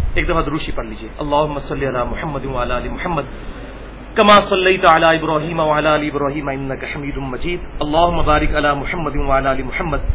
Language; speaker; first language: Urdu; non-native, local second language; Punjabi